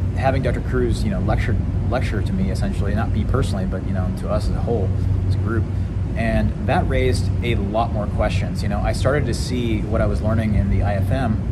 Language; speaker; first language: English; native; English